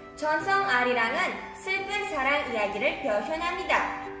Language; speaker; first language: Korean; non-native, fluent; Uzbek